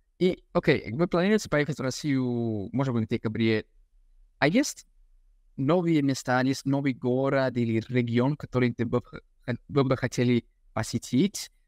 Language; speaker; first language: Russian; non-native, fluent; English